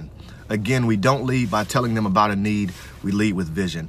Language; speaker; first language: English; native; English